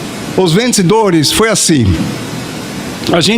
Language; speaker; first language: Portuguese; non-native, fluent; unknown